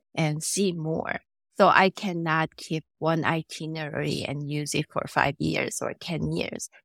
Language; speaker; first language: English; non-native, fluent; Korean